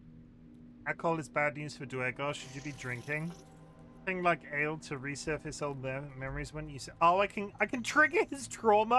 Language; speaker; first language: English; native; English